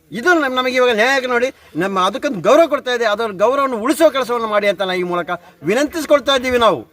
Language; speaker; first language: Kannada; native; Kannada